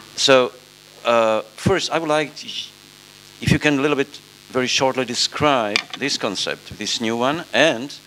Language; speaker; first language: English; non-native, fluent; Slovak